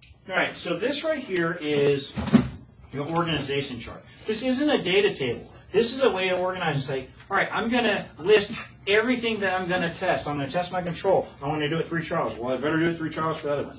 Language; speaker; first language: English; native; English